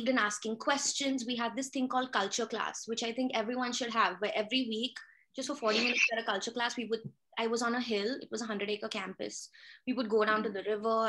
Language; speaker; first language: English; non-native, local second language; Hindi